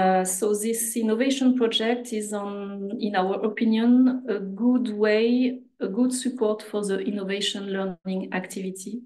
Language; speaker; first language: English; non-native, fluent; French